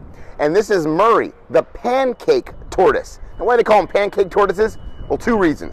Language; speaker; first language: English; native; English